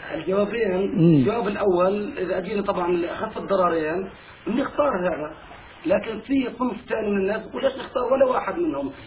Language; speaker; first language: Arabic; native; Arabic